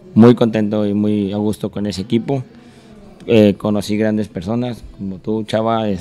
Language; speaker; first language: Spanish; native; Spanish